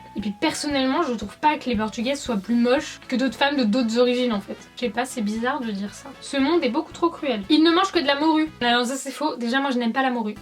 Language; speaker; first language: French; native; French